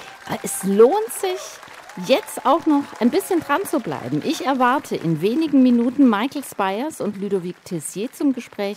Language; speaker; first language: German; native; German